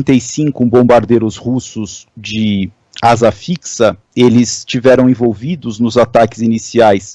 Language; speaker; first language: Portuguese; native; Portuguese